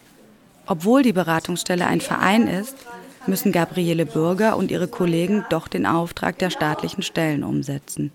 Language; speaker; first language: German; native; German